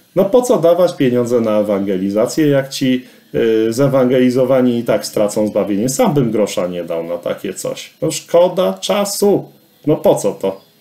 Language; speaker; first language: Polish; native; Polish